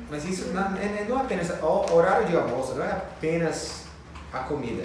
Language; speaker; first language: Portuguese; non-native, fluent; English